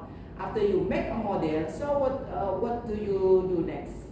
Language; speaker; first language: English; non-native, learner; Indonesian